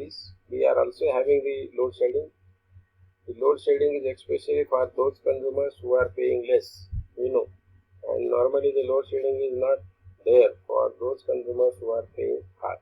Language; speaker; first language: English; non-native, local second language; Marathi